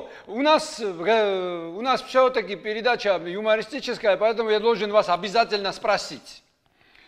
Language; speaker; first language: Russian; non-native, fluent; Georgian